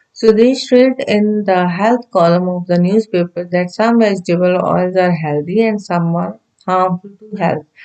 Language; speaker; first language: English; non-native, local second language; Punjabi